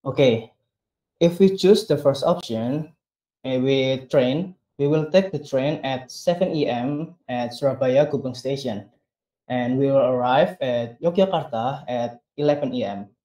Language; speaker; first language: English; non-native, learner; Indonesian